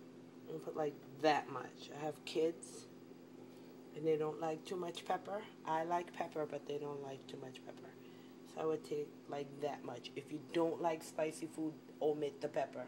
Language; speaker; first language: English; native; English